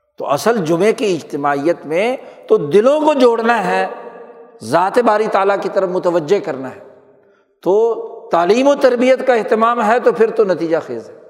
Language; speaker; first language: Urdu; native; Urdu